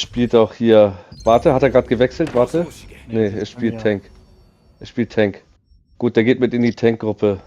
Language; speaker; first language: German; native; German